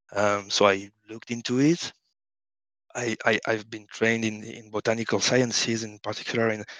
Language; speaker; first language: English; non-native, fluent; French